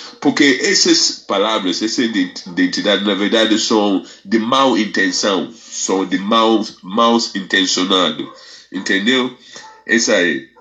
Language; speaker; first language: Portuguese; non-native, fluent; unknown